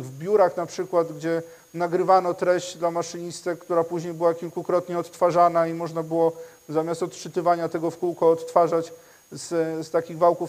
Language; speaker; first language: Polish; native; Polish